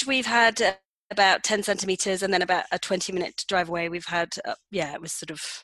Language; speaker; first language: English; native; English